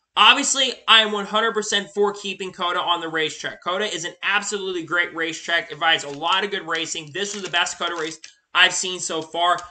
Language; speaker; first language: English; native; English